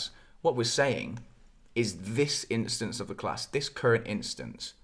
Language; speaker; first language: English; native; English